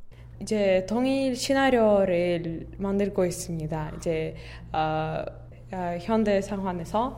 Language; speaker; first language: Korean; non-native, fluent; Russian